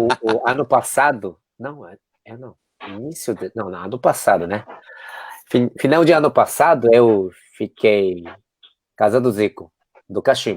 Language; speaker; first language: Portuguese; non-native, fluent; Japanese